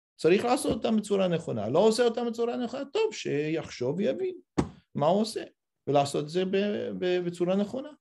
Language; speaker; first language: Hebrew; non-native, fluent; English